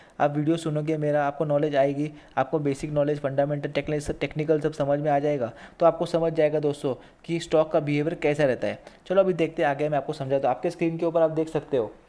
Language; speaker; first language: Hindi; native; Hindi